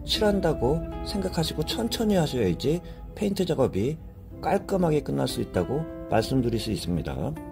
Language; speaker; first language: Korean; native; Korean